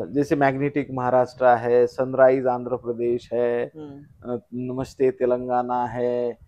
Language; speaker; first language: Hindi; non-native, local second language; Marathi